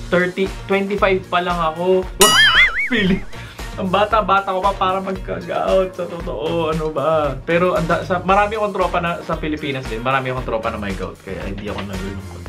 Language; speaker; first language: Filipino; native; Filipino